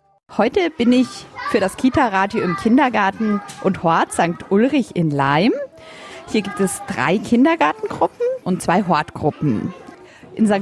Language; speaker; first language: German; native; German